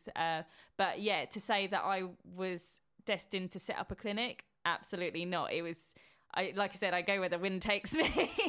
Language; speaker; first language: English; native; English